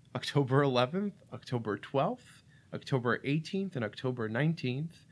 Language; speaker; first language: English; early bilingual, other home language; Russian